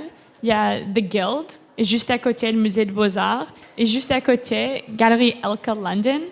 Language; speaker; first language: French; non-native, local second language; English